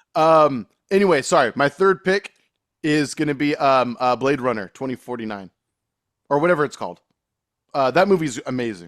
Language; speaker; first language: English; native; English